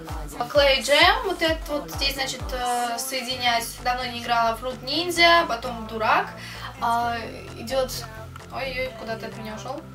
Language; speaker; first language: Russian; native; Russian